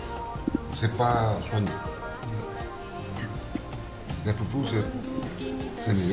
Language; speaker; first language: French; non-native, learner; Italian